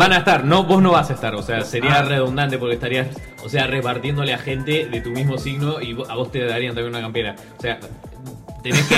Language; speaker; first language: Spanish; native; Spanish